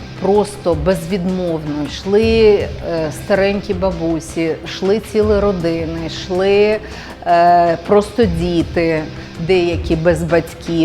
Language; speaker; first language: Ukrainian; native; Ukrainian